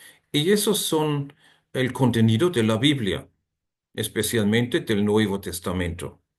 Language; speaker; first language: Spanish; non-native, fluent; German